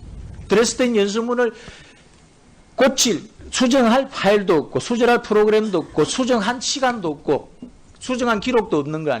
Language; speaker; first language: Korean; native; Korean